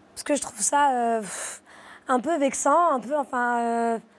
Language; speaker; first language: French; native; French